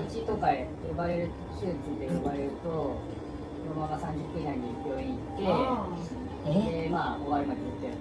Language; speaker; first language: Japanese; native; Japanese